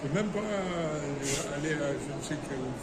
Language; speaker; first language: French; non-native, fluent; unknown